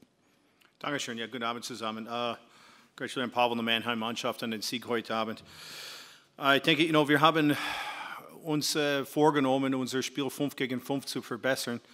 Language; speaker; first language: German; non-native, fluent; English